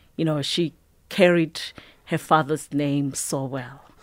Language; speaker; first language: English; non-native, local second language; Tswana